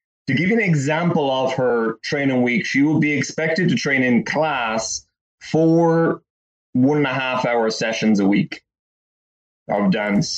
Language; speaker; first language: English; native; English